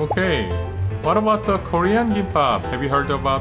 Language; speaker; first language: English; non-native, learner; Korean